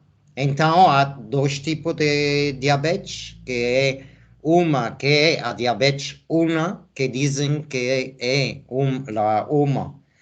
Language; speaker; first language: Portuguese; non-native, fluent; Spanish